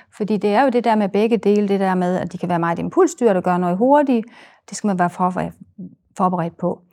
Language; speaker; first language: Danish; native; Danish